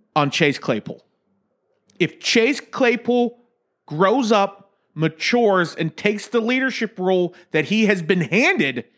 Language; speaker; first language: English; native; English